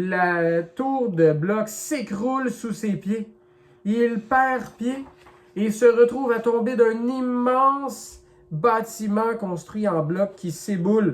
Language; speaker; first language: French; native; French